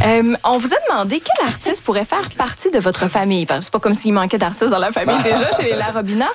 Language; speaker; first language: French; native; French